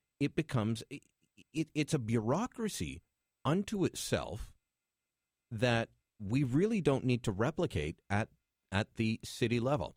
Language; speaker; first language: English; native; English